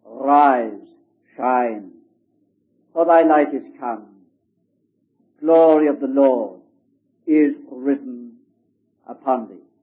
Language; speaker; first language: English; native; English